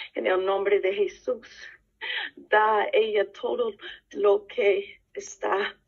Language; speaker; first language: Spanish; non-native, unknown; English